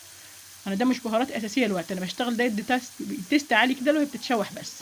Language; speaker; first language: Arabic; native; Arabic